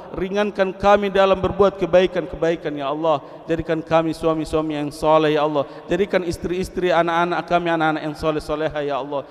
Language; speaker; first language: Indonesian; non-native, local second language; Tetum